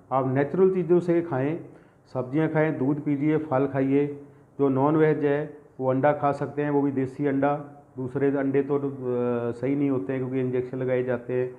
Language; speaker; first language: Hindi; non-native, local second language; Punjabi